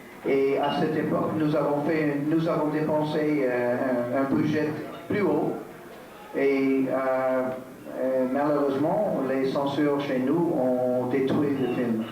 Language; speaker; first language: French; non-native, fluent; English